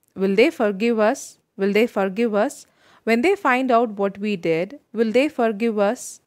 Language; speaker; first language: English; non-native, local second language; Tamil